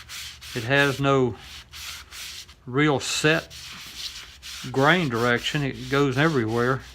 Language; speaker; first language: English; native; English